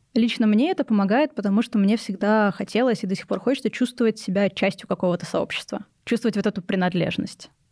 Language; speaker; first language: Russian; native; Russian